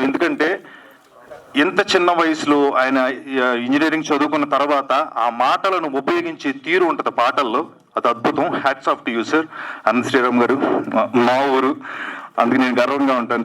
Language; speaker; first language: Telugu; native; Telugu